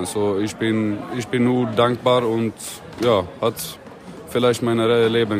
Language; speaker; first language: German; non-native, learner; Swedish